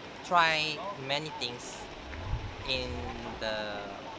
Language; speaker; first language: English; non-native, learner; Korean